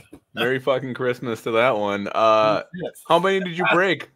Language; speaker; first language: English; native; English